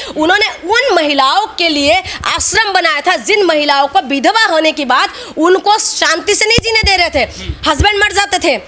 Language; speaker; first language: Hindi; non-native, local second language; Assamese